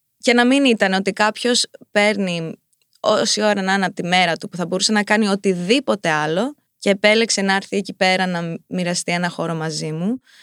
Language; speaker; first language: Greek; early bilingual, heritage; Greek